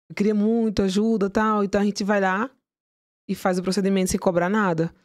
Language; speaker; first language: Portuguese; native; Portuguese